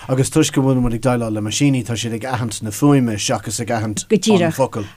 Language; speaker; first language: Irish; non-native, local second language; English